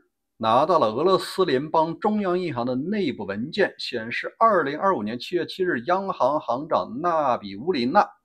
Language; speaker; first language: Chinese; native; Chinese